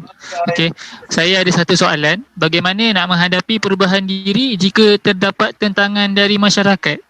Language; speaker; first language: Malay; native; Malay